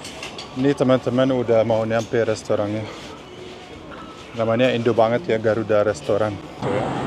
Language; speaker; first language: Indonesian; non-native, fluent; Arabic